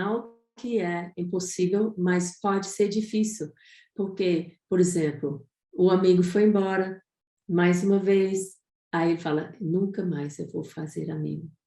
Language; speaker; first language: Portuguese; non-native, fluent; English